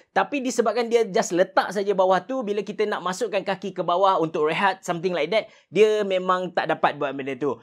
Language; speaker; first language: Malay; native; Malay